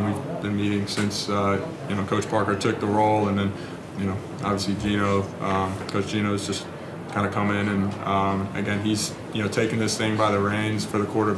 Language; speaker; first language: English; native; English